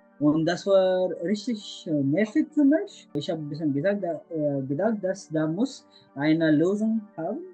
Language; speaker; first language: German; non-native, learner; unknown